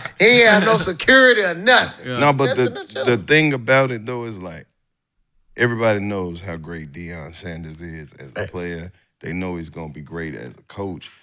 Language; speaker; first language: English; native; English